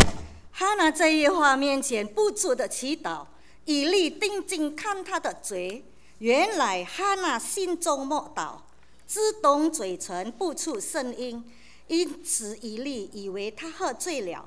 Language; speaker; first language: Chinese; native; Chinese